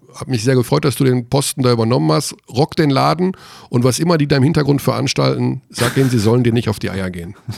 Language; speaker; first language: German; native; German